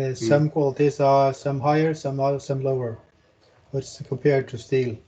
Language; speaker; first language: English; non-native, fluent; Norwegian